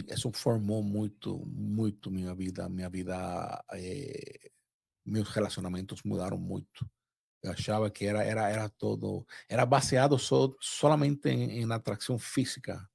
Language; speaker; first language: Portuguese; non-native, fluent; Spanish